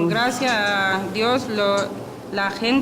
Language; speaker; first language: Spanish; non-native, learner; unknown